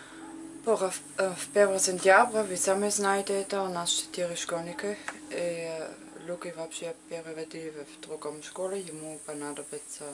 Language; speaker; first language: Russian; non-native, learner; German